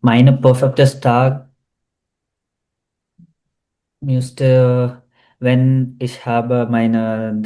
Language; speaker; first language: German; non-native, learner; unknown